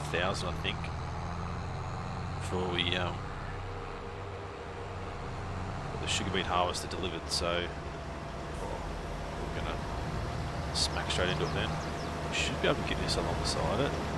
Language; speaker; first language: English; native; English